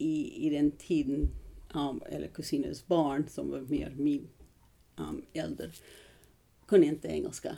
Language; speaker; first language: Swedish; non-native, learner; English